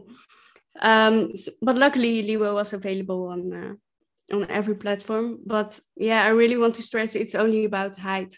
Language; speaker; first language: English; non-native, fluent; Dutch